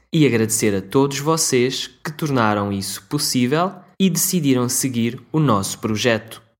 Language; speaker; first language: Portuguese; native; Portuguese